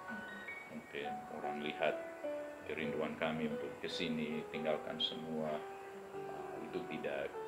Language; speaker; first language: Indonesian; non-native, fluent; English